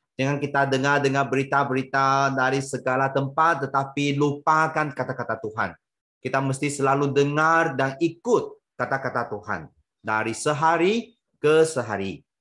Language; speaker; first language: Malay; non-native, local second language; Chinese